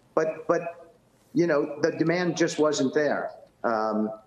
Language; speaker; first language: English; native; English